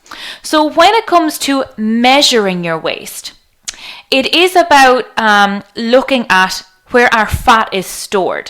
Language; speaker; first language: English; native; English